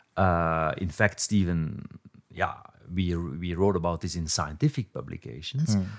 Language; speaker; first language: English; non-native, fluent; Dutch